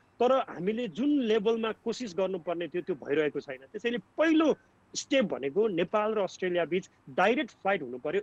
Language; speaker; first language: Nepali; native; Nepali